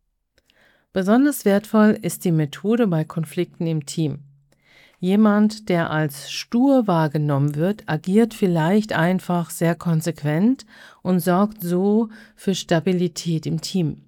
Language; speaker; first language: German; native; German